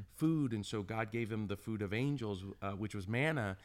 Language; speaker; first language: English; native; English